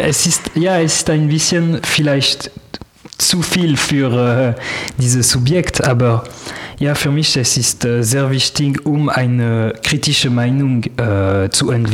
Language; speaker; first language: German; non-native, learner; French